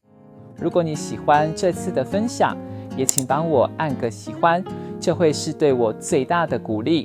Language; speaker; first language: Chinese; native; Chinese